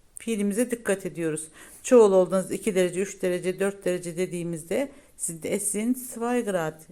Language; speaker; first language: Turkish; native; Turkish